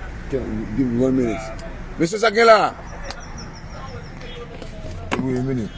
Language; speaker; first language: English; non-native, learner; Haitian Creole